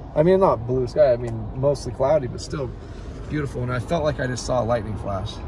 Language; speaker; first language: English; native; English